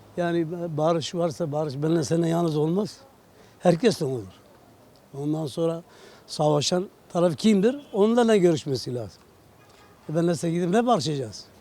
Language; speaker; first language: Turkish; non-native, local second language; Kurdish